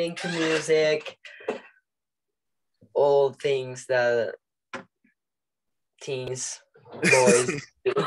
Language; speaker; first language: English; non-native, learner; Italian